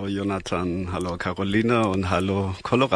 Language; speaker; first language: German; non-native, fluent; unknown